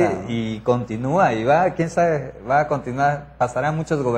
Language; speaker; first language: Spanish; native; Spanish